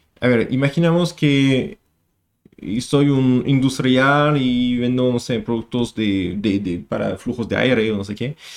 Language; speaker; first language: Spanish; non-native, fluent; French